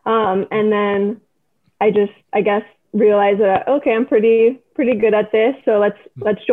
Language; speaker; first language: English; native; English